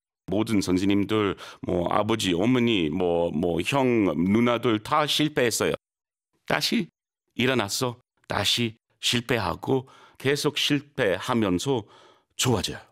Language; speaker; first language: Korean; non-native, learner; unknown